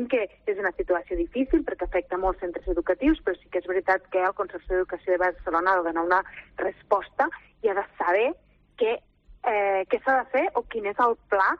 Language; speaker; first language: Catalan; native; Catalan